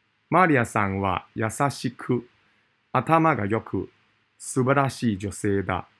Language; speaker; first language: Japanese; non-native, fluent; Cantonese